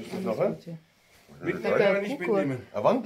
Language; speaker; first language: German; native; German